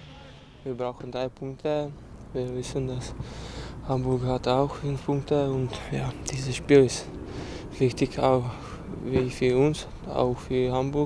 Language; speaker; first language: German; non-native, learner; Czech